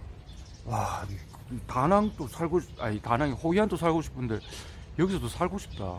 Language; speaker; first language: Korean; native; Korean